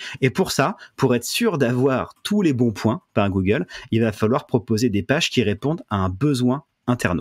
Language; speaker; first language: French; native; French